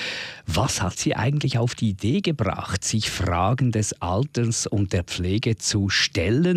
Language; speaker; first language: German; native; German